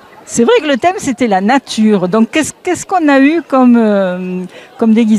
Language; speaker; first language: French; native; French